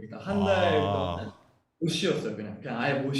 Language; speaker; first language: Korean; native; Korean